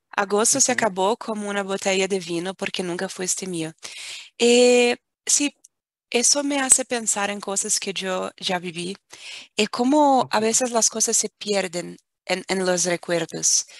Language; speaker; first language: Spanish; non-native, fluent; Portuguese